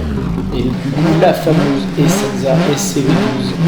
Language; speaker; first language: French; native; French